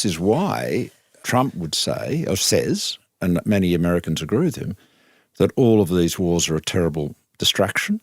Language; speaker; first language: English; native; English